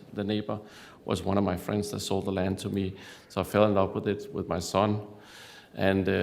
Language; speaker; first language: English; non-native, fluent; Danish